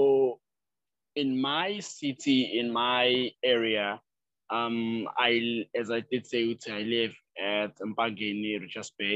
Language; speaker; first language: English; non-native, local second language; Zulu